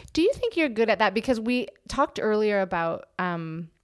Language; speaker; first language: English; native; English